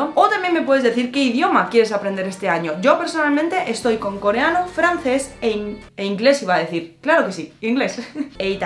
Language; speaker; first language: Spanish; native; Spanish